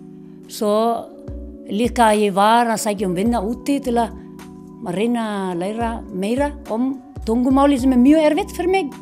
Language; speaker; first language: Icelandic; non-native, learner; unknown